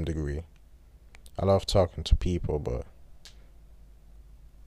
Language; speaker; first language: English; non-native, local second language; German